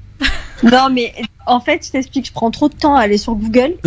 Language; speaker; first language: French; early bilingual, heritage; French